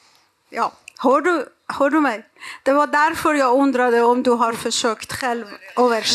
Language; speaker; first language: Swedish; non-native, fluent; Persian